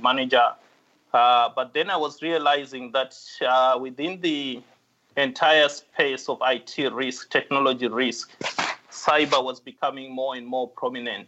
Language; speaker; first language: English; non-native, local second language; Shona